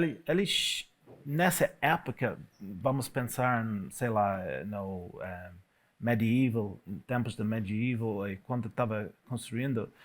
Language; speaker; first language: Portuguese; non-native, fluent; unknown